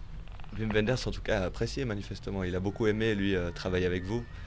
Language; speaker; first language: French; native; French